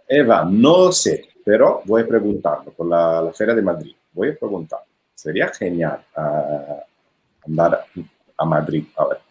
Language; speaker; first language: Spanish; non-native, fluent; Italian